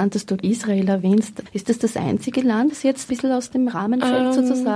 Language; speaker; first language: German; native; German